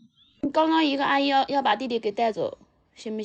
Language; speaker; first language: Chinese; native; Chinese